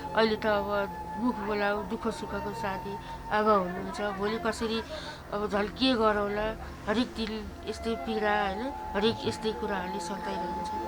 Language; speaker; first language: Nepali; native; Nepali